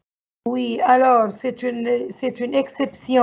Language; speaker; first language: French; non-native, learner; Arabic